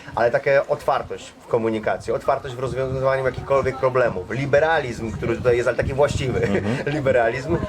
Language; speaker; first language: Polish; native; Polish